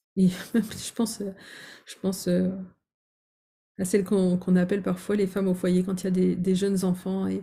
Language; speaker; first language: French; native; French